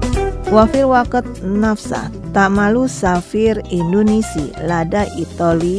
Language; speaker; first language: Arabic; non-native, fluent; Indonesian